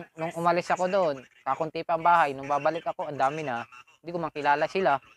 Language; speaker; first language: Filipino; native; Filipino